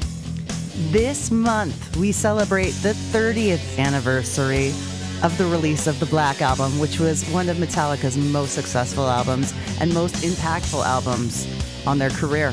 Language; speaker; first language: English; native; English